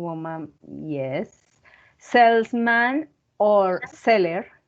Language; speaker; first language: English; non-native, learner; Spanish